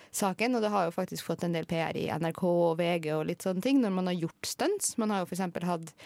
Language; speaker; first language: Norwegian; native; Norwegian